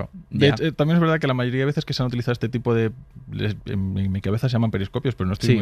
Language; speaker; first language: Spanish; native; Spanish